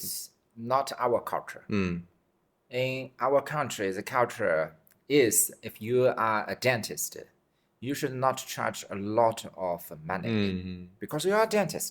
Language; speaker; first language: English; non-native, fluent; Chinese